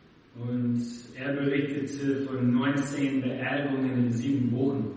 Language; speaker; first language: German; non-native, fluent; English